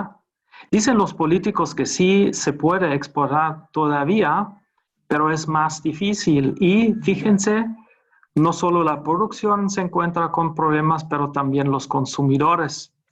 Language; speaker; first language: Spanish; non-native, fluent; German